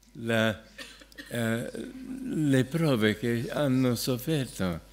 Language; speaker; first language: Italian; non-native, fluent; English